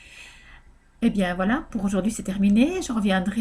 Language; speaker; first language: French; native; French